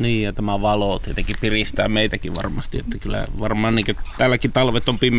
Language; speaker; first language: Finnish; native; Finnish